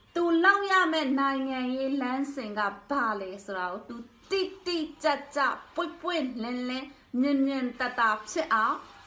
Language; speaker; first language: Burmese; non-native, local second language; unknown